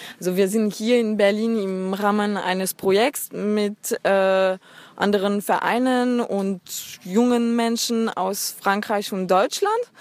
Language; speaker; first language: German; non-native, fluent; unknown